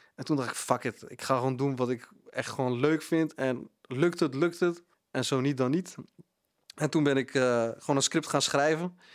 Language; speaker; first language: Dutch; early bilingual, other home language; Punjabi